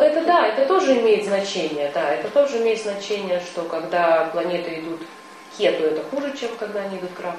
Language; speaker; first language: Russian; native; Russian